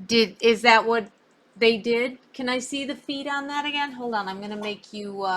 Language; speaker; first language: English; native; English